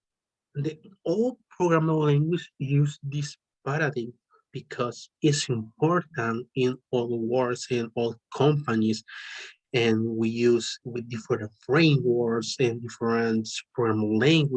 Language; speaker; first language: English; non-native, learner; Spanish